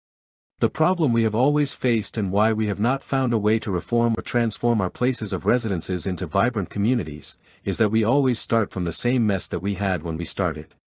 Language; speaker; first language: English; native; English